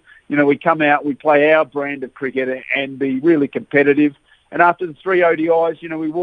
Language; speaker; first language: English; native; English